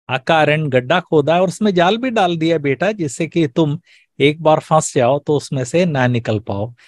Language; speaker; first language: Hindi; non-native, local second language; Malayalam